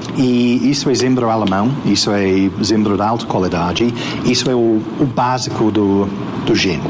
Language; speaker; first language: Portuguese; non-native, fluent; English